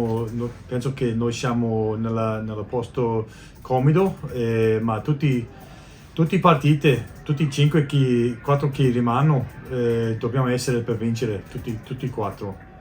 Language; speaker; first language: Italian; non-native, learner; English